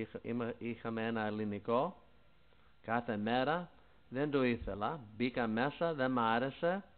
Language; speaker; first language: Greek; early bilingual, heritage; Greek